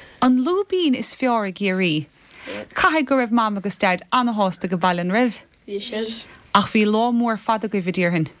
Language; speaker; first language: Irish; native; Irish